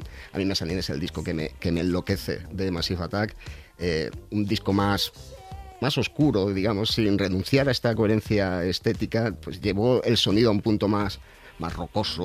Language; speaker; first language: Spanish; native; Spanish